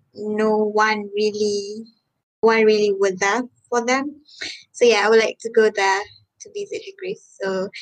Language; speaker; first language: English; non-native, local second language; Malay